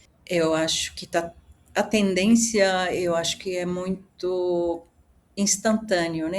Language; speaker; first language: Portuguese; early bilingual, other home language; Japanese